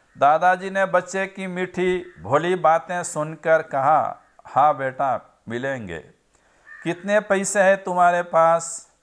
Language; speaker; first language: Hindi; non-native, local second language; Gujarati